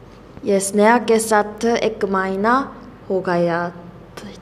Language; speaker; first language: Hindi; non-native, learner; Korean